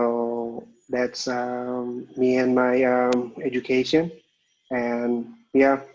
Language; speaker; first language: English; non-native, local second language; Indonesian